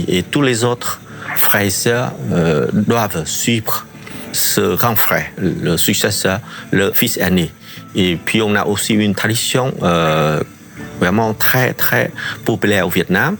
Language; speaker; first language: French; non-native, fluent; Vietnamese